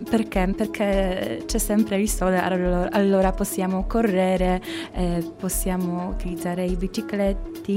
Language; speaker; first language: Italian; non-native, learner; Polish